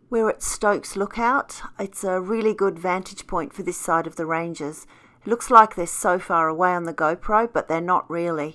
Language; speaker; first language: English; native; English